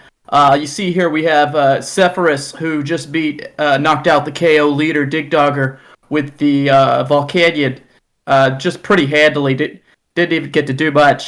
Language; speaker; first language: English; native; English